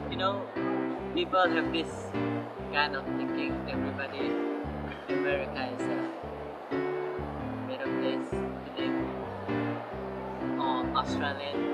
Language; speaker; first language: English; non-native, local second language; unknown